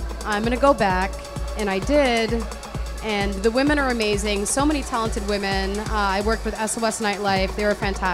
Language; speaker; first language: English; non-native, local second language; Hiligaynon